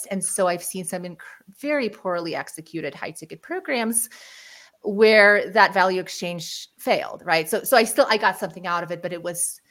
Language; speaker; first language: English; early bilingual, other home language; Ukrainian